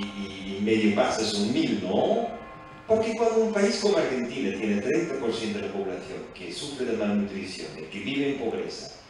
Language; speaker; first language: Spanish; non-native, fluent; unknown